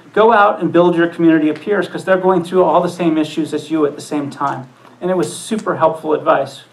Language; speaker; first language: English; native; English